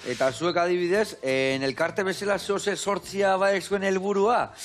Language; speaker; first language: Basque; native; Basque